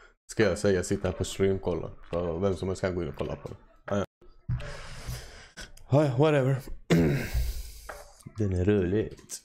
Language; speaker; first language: Swedish; native; Swedish